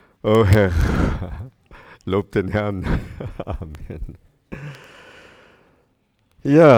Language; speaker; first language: German; non-native, fluent; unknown